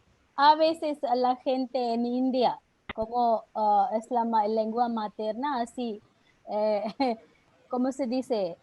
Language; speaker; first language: Spanish; non-native, learner; Hindi